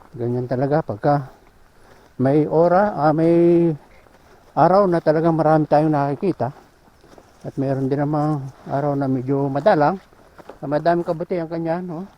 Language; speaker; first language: Filipino; native; Filipino